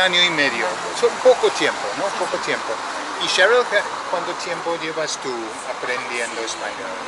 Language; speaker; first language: Spanish; non-native, fluent; English